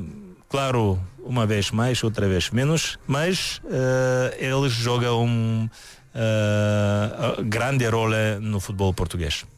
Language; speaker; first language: Portuguese; non-native, learner; Bulgarian